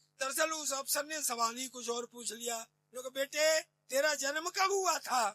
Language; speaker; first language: Hindi; native; Hindi